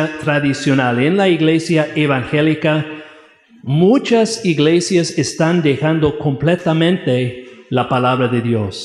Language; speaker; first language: Spanish; non-native, fluent; English